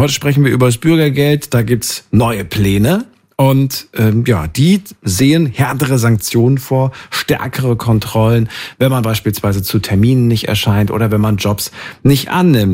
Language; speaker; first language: German; native; German